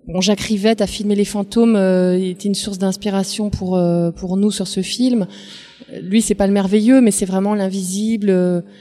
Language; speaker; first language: French; native; French